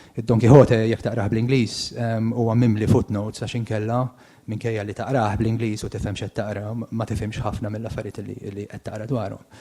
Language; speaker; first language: Maltese; native; Maltese